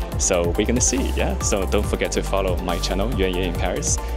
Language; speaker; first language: English; non-native, fluent; Chinese